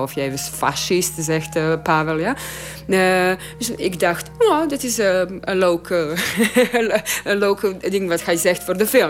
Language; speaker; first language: Dutch; non-native, learner; Croatian